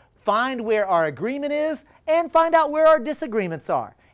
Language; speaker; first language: English; native; English